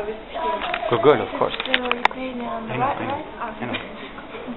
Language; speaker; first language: English; non-native, fluent; French